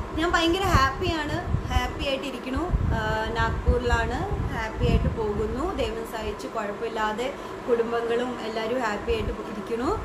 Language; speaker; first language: Malayalam; early bilingual, heritage; Malayalam